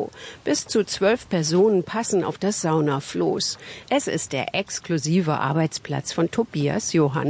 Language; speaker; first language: German; native; German